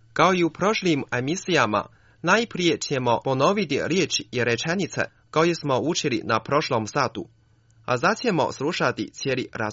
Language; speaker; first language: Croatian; non-native, fluent; Chinese